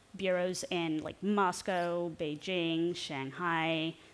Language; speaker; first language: English; non-native, fluent; Norwegian